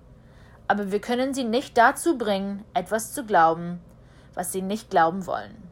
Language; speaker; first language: German; early bilingual, heritage; German